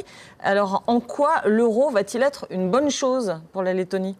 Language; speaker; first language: French; native; French